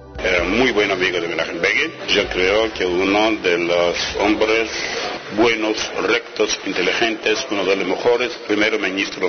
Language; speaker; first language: Spanish; non-native, fluent; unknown